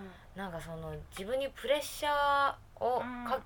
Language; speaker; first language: Japanese; native; Japanese